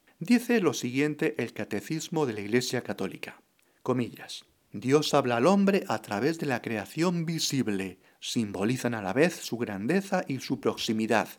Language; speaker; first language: Spanish; native; Spanish